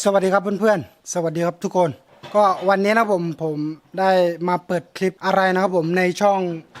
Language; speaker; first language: Thai; native; Thai